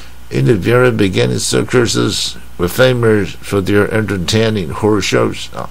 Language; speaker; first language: English; non-native, fluent; Chinese